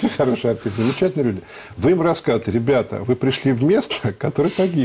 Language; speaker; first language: Russian; native; Russian